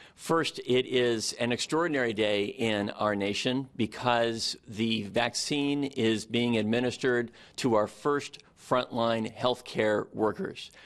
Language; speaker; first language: English; native; English